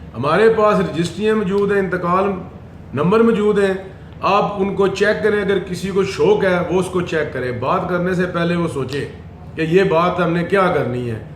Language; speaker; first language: Urdu; non-native, local second language; Punjabi